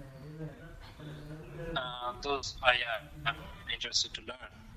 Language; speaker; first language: English; non-native, local second language; Bangla